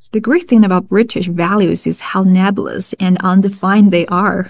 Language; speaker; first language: English; non-native, fluent; Chinese